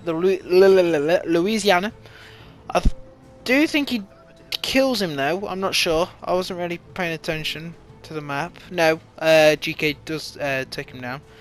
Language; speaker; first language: English; native; English